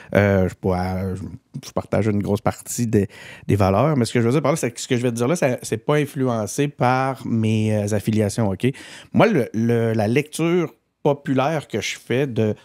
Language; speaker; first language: French; native; French